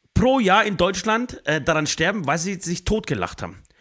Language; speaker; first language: German; native; German